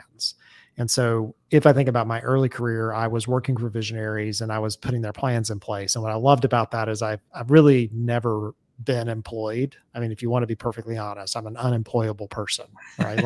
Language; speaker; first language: English; native; English